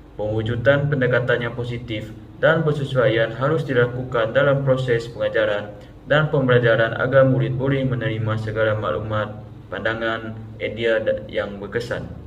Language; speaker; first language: Malay; non-native, local second language; Iban